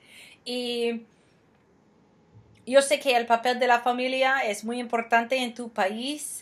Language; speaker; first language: Spanish; non-native, fluent; English